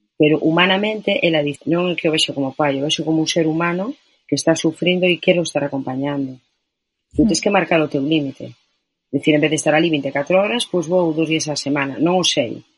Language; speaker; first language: Galician; non-native, local second language; Spanish